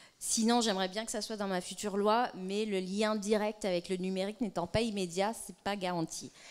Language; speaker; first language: French; native; French